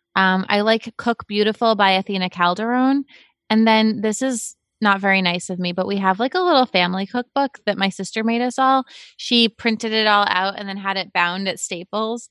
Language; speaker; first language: English; native; English